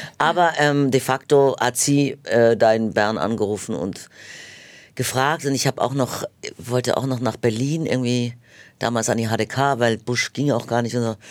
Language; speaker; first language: German; native; German